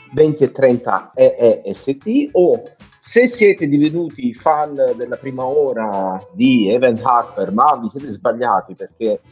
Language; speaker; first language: Italian; native; Italian